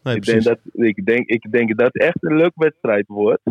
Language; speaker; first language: Dutch; non-native, learner; Portuguese